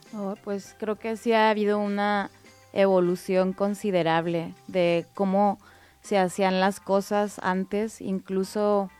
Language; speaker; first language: Spanish; native; Spanish